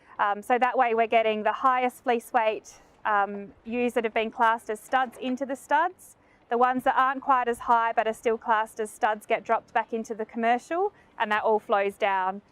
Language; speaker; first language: English; native; English